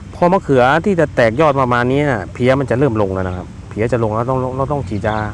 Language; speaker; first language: Thai; non-native, local second language; Northeastern Thai